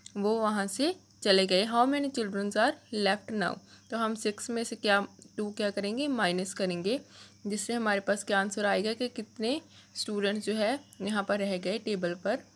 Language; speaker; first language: Hindi; non-native, local second language; Punjabi